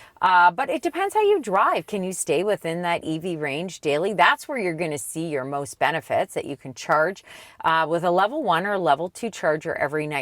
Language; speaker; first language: English; native; English